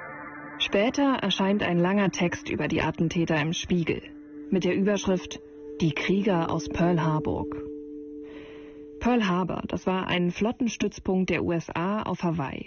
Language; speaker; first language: German; native; German